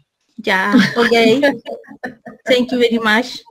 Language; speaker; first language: English; non-native, learner; Spanish